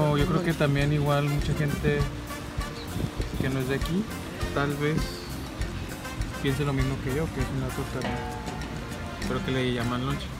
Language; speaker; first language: Spanish; early bilingual, heritage; Spanish